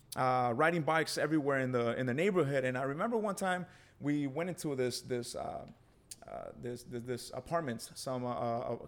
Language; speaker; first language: English; early bilingual, other home language; Spanish